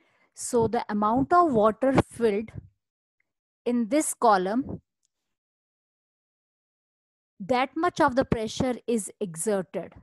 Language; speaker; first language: English; non-native, local second language; Hindi